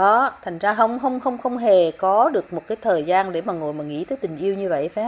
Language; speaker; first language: Vietnamese; native; Vietnamese